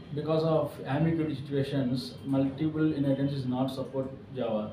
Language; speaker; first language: English; non-native, local second language; Telugu